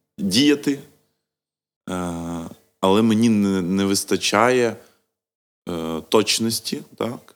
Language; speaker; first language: Ukrainian; non-native, local second language; Russian